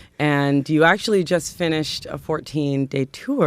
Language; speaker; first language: English; native; English